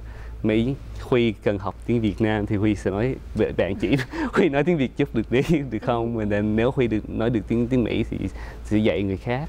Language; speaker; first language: Vietnamese; early bilingual, other home language; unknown